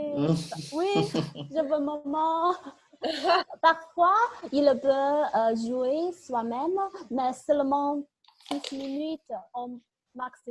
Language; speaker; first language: French; non-native, learner; Chinese